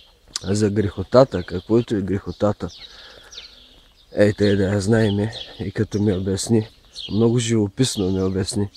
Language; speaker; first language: Bulgarian; native; Bulgarian